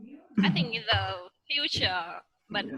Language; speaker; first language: English; non-native, learner; Vietnamese